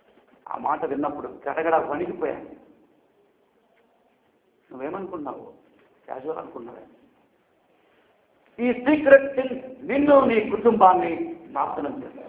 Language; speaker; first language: Telugu; native; Telugu